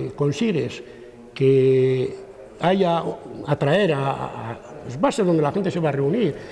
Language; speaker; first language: Spanish; native; Spanish